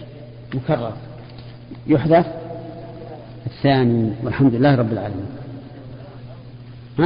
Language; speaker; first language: Arabic; native; Arabic